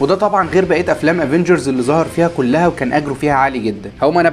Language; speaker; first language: Arabic; native; Arabic